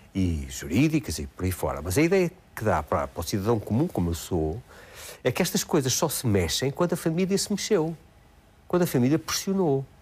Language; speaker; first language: Portuguese; native; Portuguese